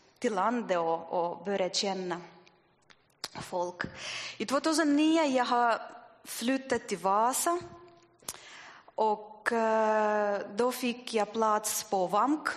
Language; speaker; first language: Swedish; non-native, fluent; Russian